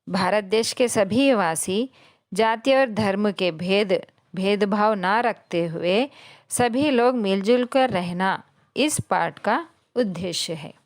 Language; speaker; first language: Hindi; non-native, local second language; Telugu